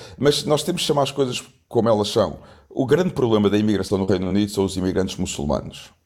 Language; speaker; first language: Portuguese; native; Portuguese